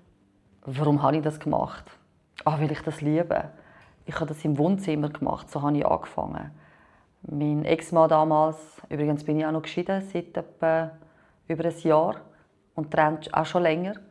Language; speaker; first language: German; non-native, fluent; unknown